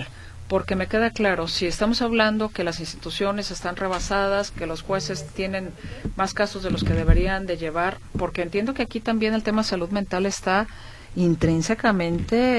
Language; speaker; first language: Spanish; native; Spanish